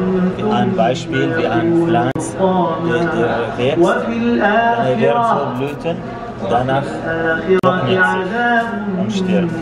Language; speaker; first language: German; non-native, fluent; Arabic